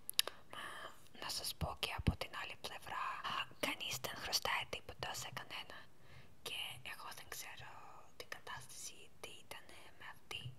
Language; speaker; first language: Greek; non-native, learner; Ukrainian